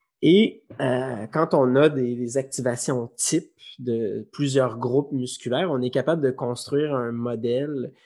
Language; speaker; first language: French; native; French